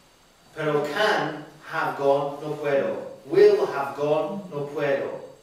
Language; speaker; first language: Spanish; non-native, learner; English